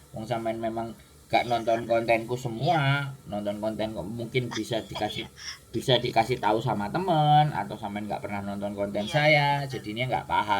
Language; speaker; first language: Indonesian; non-native, local second language; Javanese